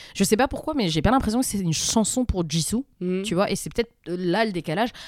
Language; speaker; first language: French; native; French